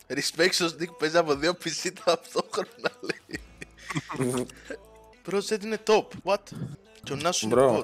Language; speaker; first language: Greek; native; Greek